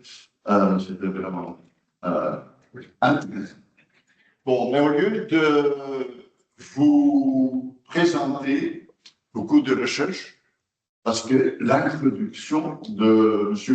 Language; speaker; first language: French; non-native, local second language; Dutch